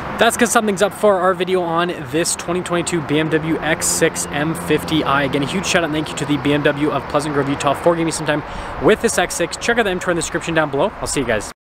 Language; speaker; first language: English; native; English